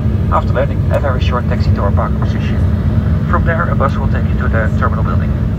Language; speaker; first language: English; non-native, fluent; Dutch